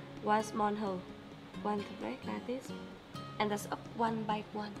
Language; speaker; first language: English; non-native, fluent; Vietnamese